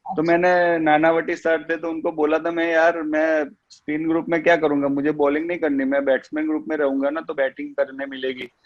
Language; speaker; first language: Hindi; non-native, local second language; Gujarati